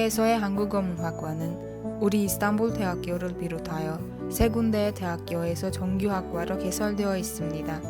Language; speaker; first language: Korean; non-native, learner; Turkish